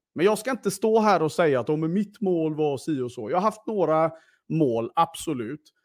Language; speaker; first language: Swedish; early bilingual, other home language; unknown